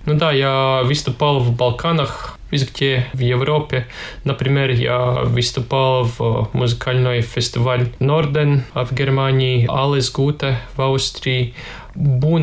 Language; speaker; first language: Russian; non-native, local second language; Latvian